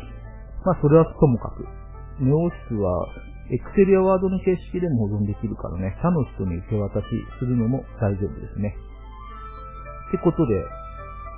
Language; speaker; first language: Japanese; native; Japanese